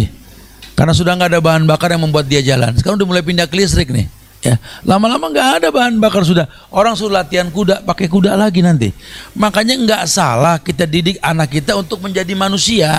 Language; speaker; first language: Indonesian; native; Indonesian